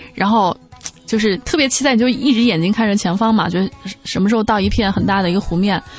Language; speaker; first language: Chinese; native; Chinese